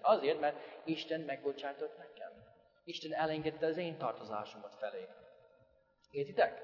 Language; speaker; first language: Hungarian; non-native, fluent; English